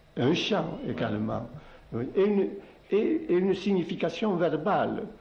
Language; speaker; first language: French; non-native, local second language; Occitan